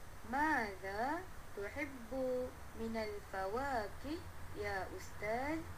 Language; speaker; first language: Arabic; non-native, learner; Malay